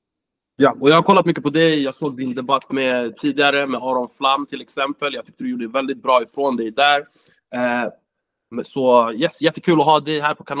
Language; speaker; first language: Swedish; native; Swedish